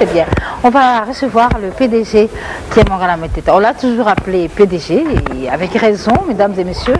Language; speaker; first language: French; non-native, local second language; Lingala